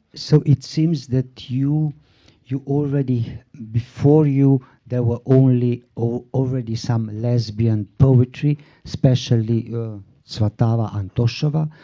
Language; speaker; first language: English; non-native, fluent; Slovenian